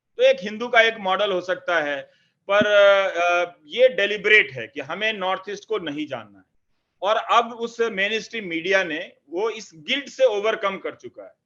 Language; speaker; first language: Hindi; native; Hindi